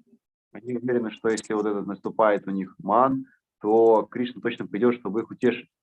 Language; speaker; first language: Russian; native; Russian